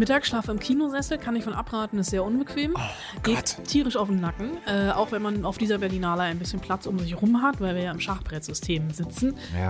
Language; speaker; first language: German; native; German